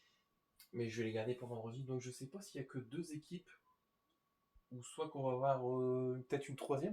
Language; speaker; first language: French; native; French